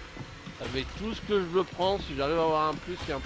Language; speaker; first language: French; native; French